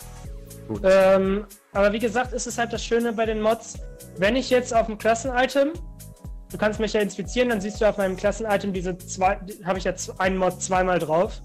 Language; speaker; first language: German; native; German